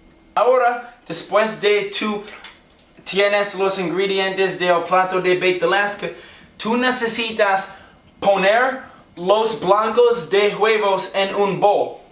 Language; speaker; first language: Spanish; non-native, learner; English